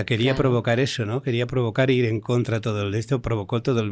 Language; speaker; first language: Spanish; native; Spanish